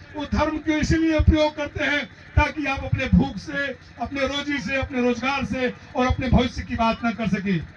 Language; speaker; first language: Hindi; native; Hindi